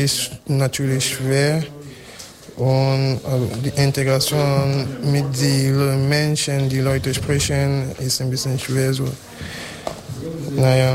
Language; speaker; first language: German; non-native, learner; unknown